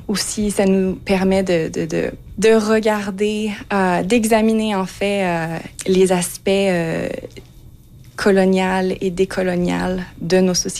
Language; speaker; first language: French; native; French